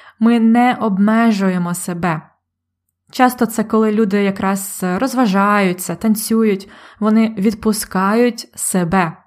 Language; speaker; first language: Ukrainian; native; Ukrainian